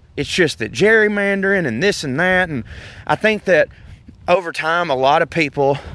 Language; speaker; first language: English; native; English